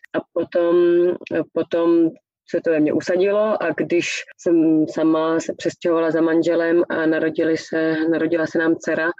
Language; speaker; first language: Czech; native; Czech